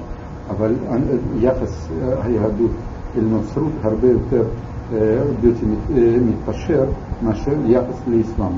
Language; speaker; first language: Hebrew; non-native, fluent; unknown